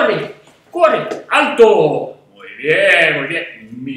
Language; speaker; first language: Spanish; non-native, fluent; English